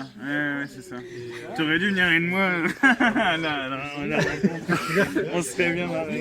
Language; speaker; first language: French; native; French